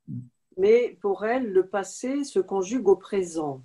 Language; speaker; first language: French; native; French